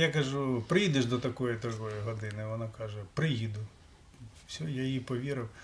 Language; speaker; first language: Ukrainian; non-native, local second language; Russian